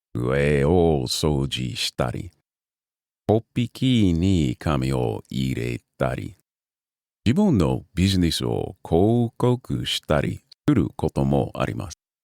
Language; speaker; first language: Japanese; non-native, learner; English